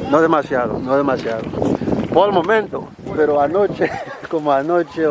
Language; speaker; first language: Spanish; non-native, learner; Haitian Creole